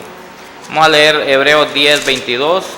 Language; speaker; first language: Spanish; native; Spanish